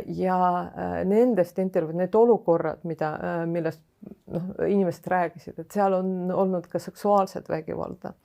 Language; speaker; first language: Estonian; non-native, local second language; Russian